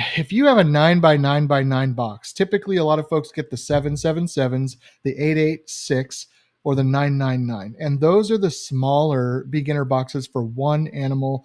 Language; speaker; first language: English; native; English